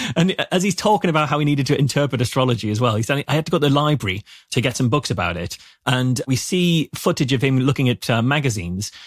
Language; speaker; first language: English; native; English